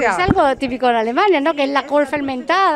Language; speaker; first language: Spanish; native; Spanish